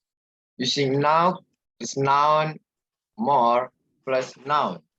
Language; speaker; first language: English; non-native, learner; Indonesian